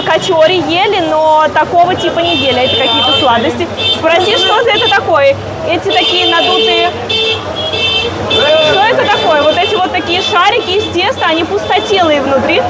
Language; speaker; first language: Russian; native; Russian